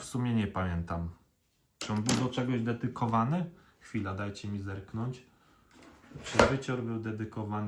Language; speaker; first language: Polish; native; Polish